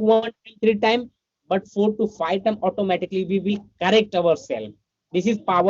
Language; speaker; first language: English; non-native, learner; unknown